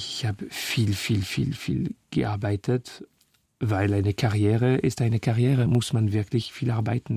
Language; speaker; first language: German; non-native, fluent; French